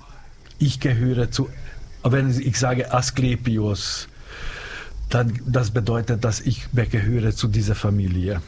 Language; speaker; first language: German; non-native, fluent; Hungarian